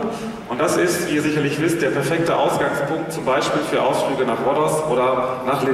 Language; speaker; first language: German; native; German